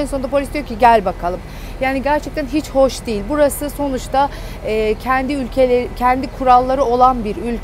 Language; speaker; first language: Turkish; native; Turkish